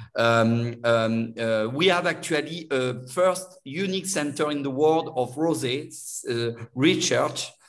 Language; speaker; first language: English; non-native, learner; French